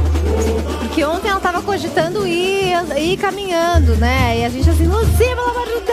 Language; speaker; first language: Portuguese; native; Portuguese